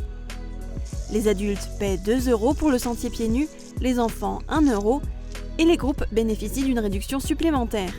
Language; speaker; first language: French; native; French